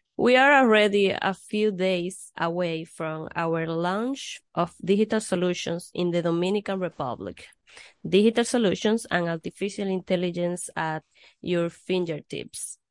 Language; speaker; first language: English; non-native, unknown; Spanish